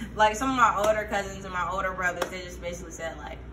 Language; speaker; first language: English; native; English